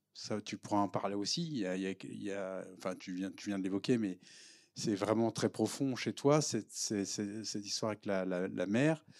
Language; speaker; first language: French; native; French